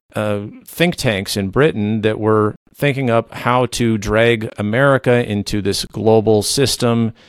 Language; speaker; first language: English; non-native, fluent; Low German